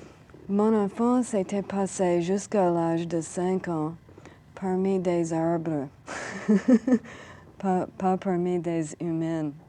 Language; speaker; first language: French; non-native, learner; English